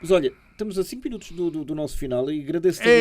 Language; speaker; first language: Portuguese; native; Portuguese